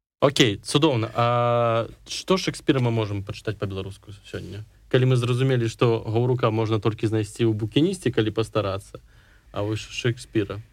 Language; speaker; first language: Belarusian; non-native, local second language; Russian